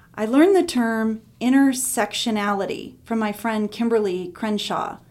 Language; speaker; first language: English; native; English